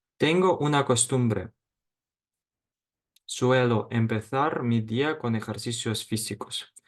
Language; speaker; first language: Spanish; non-native, fluent; Ukrainian